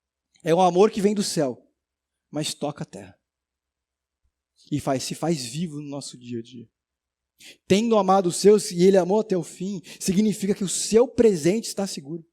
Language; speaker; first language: Portuguese; native; Portuguese